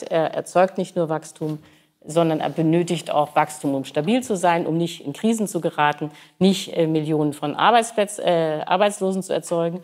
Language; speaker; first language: German; native; German